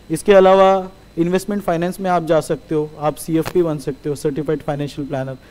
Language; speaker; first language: Hindi; non-native, local second language; Marathi